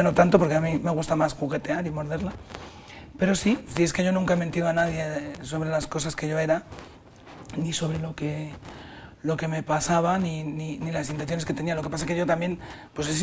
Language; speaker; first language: Spanish; native; Spanish